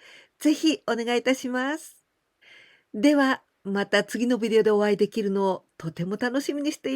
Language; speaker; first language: Japanese; non-native, fluent; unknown